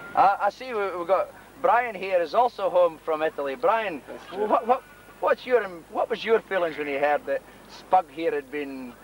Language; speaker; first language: English; native; English